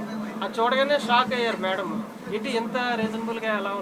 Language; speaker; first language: Telugu; native; Telugu